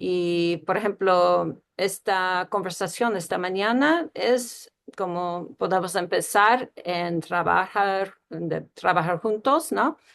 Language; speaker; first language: Spanish; early bilingual, heritage; Spanish